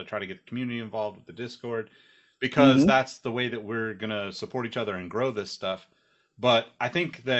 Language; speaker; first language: English; native; English